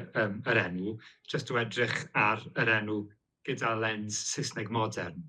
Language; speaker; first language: Welsh; native; Welsh